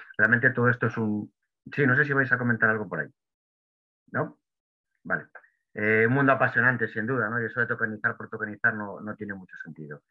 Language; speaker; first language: Spanish; native; Spanish